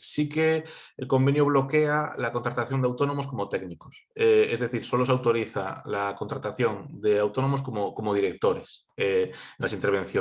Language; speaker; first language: Spanish; native; Spanish